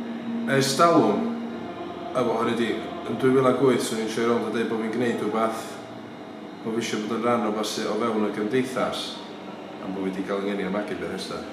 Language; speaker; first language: Welsh; native; Welsh